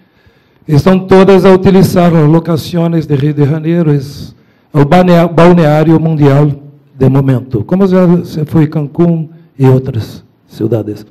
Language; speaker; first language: Spanish; non-native, fluent; Portuguese